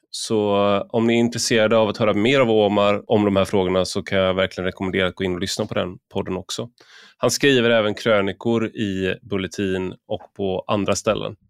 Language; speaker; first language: Swedish; native; Swedish